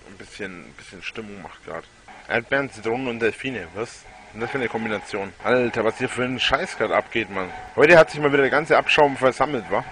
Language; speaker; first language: German; native; German